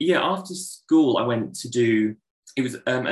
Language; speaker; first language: English; native; English